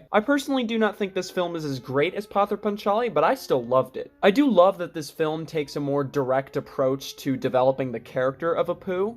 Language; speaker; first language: English; native; English